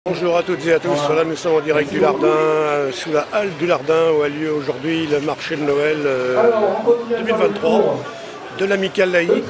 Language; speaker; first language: French; native; French